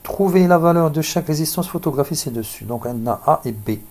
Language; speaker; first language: French; non-native, local second language; Arabic